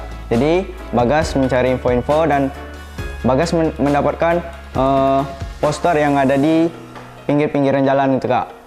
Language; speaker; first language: Indonesian; native; Indonesian